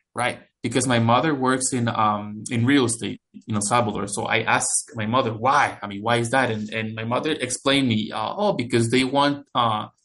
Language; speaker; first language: English; non-native, fluent; Spanish